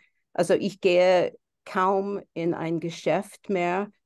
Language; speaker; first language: German; non-native, fluent; English